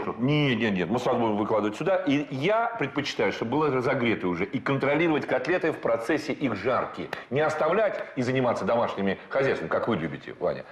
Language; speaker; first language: Russian; native; Russian